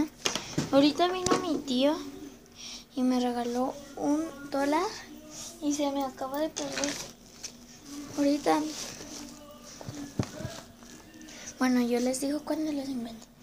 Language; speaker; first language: Spanish; native; Spanish